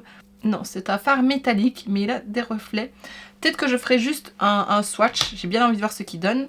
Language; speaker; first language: French; native; French